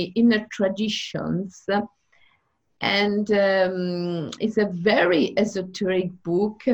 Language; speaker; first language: English; non-native, fluent; Italian